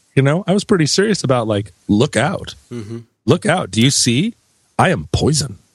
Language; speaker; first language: English; native; English